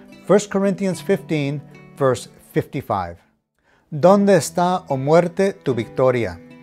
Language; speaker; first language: Spanish; early bilingual, heritage; Spanish